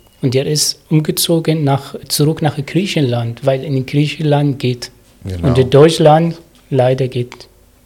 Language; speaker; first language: German; non-native, learner; Arabic